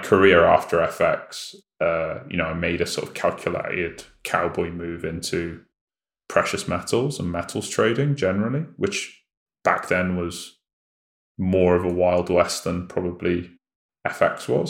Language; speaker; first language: English; native; English